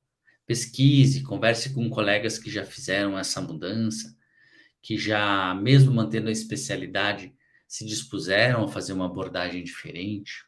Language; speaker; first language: Portuguese; native; Portuguese